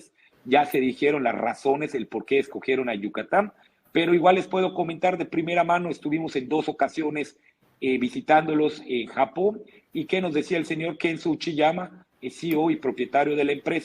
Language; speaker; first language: Spanish; native; Spanish